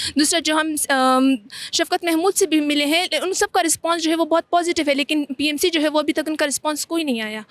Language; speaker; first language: Urdu; non-native, local second language; Pashto